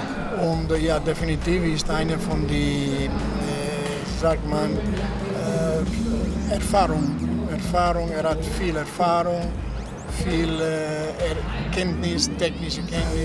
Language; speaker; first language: German; non-native, fluent; Italian